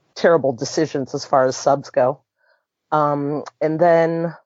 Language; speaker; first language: English; early bilingual, other home language; German